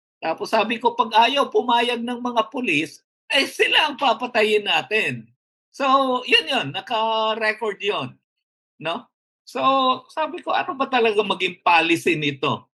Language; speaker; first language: Filipino; non-native, local second language; Hiligaynon